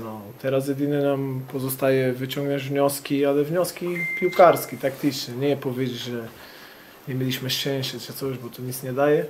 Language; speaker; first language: Polish; non-native, fluent; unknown